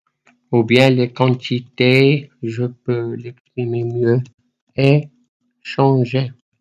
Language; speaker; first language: French; non-native, fluent; Arabic